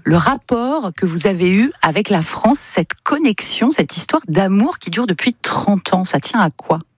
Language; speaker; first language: French; native; French